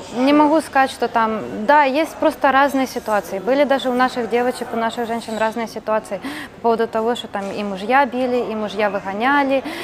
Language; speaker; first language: Russian; native; Russian